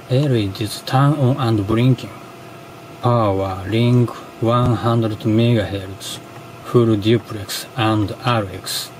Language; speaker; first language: English; non-native, learner; Japanese